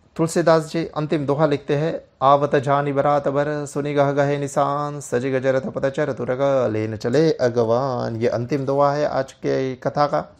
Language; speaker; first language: Hindi; non-native, local second language; Gujarati